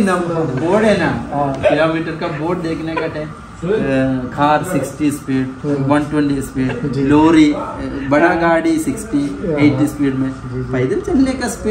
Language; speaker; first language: Hindi; non-native, local second language; Malayalam